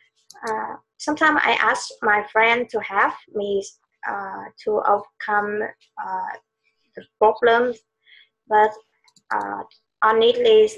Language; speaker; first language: English; non-native, learner; Vietnamese